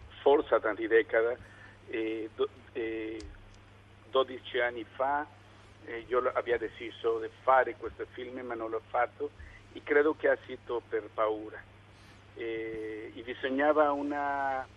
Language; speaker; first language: Italian; non-native, learner; Spanish